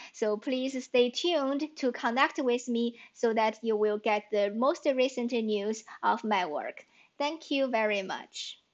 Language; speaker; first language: English; non-native, fluent; Chinese